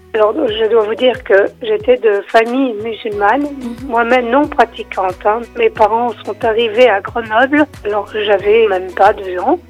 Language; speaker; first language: French; native; French